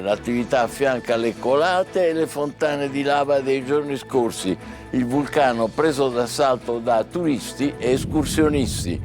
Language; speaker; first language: Italian; native; Italian